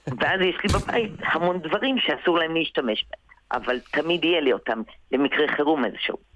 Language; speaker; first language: Hebrew; native; Hebrew